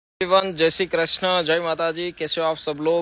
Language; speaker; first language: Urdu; non-native, local second language; Gujarati